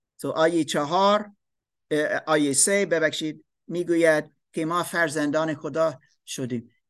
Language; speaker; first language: Persian; non-native, fluent; English